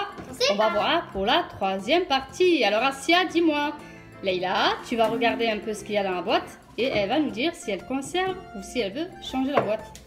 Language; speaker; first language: French; native; French